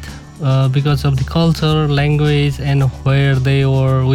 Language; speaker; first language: English; non-native, local second language; Nepali